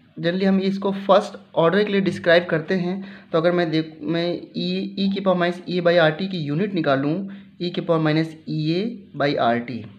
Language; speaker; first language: Hindi; native; Hindi